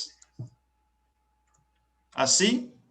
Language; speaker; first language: Spanish; non-native, learner; English